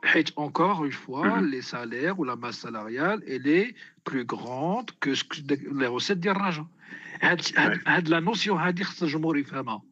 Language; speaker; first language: French; non-native, local second language; Arabic